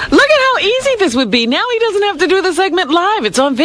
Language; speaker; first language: English; native; English